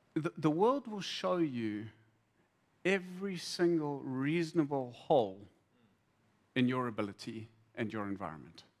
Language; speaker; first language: English; native; English